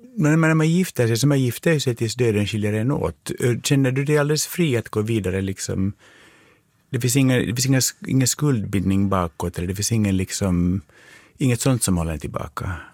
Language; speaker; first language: Swedish; non-native, fluent; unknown